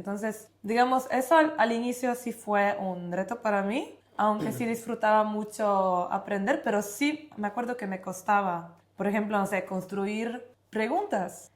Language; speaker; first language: Spanish; non-native, fluent; Polish